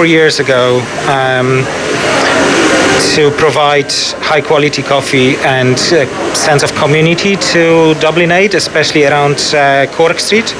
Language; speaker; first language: English; non-native, fluent; Polish